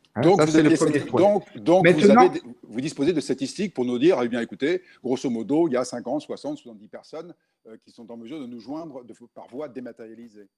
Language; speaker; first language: French; native; French